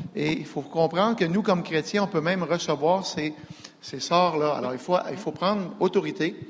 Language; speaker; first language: French; native; French